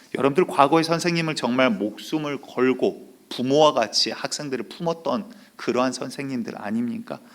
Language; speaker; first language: Korean; native; Korean